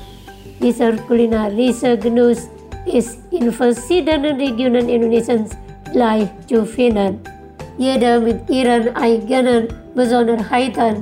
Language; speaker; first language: German; non-native, fluent; Indonesian